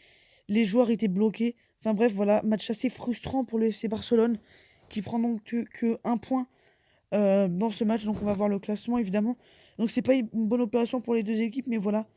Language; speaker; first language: French; native; French